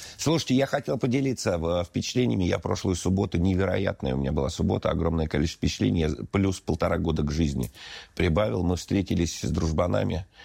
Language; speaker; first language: Russian; native; Russian